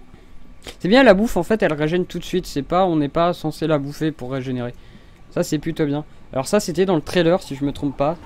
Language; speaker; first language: French; native; French